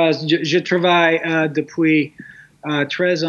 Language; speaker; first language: French; non-native, learner; English